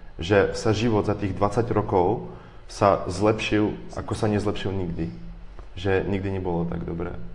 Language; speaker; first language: Slovak; non-native, fluent; Russian